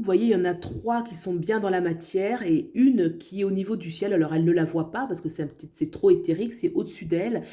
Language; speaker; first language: French; native; French